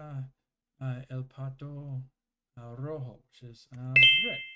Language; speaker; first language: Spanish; non-native, learner; English